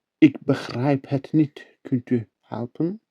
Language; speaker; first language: Dutch; non-native, learner; Turkish